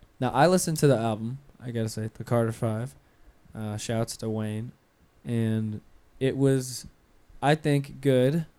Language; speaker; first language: English; native; English